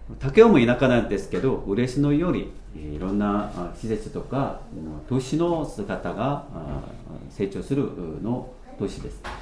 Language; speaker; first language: Japanese; non-native, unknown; Korean